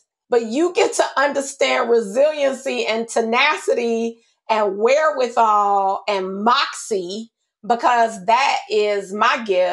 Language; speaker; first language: English; native; English